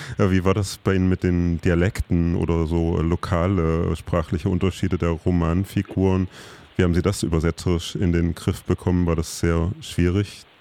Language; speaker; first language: German; native; German